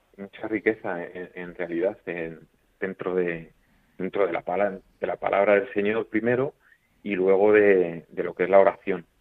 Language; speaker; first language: Spanish; native; Spanish